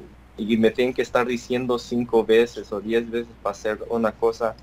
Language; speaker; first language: Spanish; early bilingual, heritage; Spanish